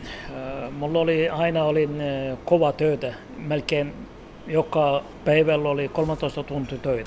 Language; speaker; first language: Finnish; non-native, learner; Turkish